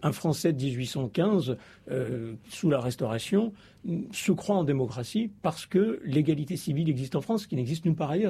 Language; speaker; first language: French; native; French